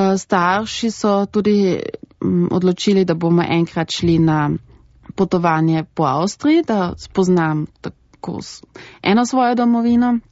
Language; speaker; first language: Slovenian; early bilingual, heritage; German